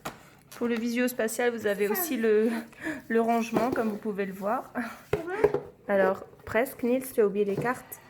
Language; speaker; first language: French; native; French